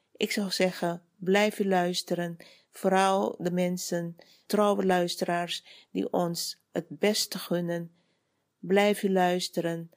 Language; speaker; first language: Dutch; native; Dutch